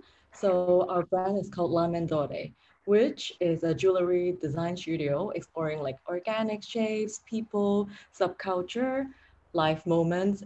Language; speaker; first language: English; non-native, local second language; Cantonese